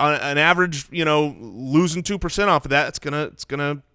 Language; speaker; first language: English; native; English